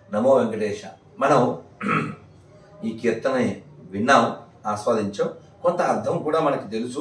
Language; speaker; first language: Telugu; native; Telugu